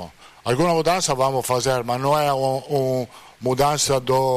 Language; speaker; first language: Portuguese; non-native, fluent; Italian